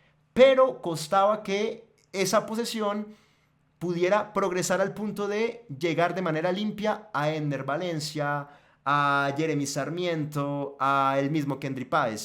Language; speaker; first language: Spanish; native; Spanish